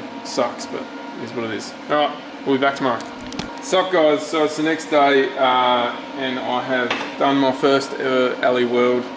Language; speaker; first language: English; native; English